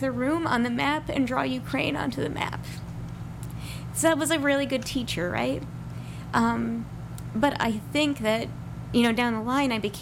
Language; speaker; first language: English; non-native, local second language; Ukrainian